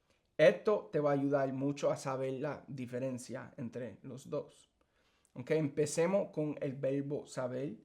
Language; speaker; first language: Spanish; early bilingual, heritage; English